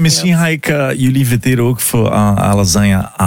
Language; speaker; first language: Dutch; non-native, learner; Portuguese